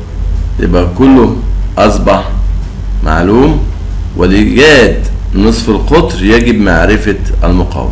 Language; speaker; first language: Arabic; native; Arabic